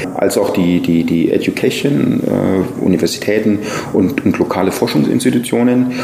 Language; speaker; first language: German; native; German